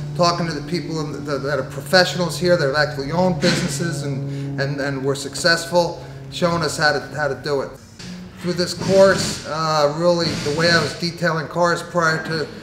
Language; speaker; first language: English; native; English